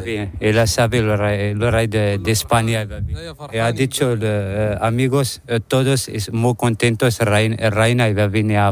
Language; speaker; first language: Spanish; non-native, learner; Arabic